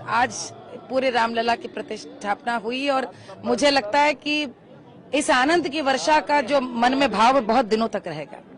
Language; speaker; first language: Hindi; native; Hindi